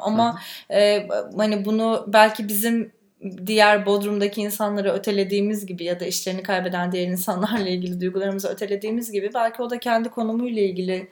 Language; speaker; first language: Turkish; native; Turkish